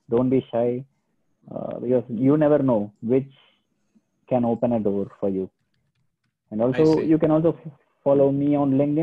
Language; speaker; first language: English; non-native, local second language; Tamil